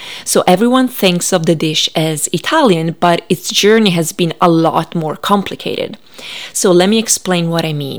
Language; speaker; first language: English; non-native, fluent; Italian